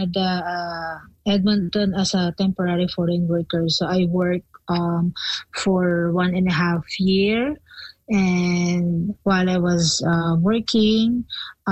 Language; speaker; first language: English; non-native, local second language; Filipino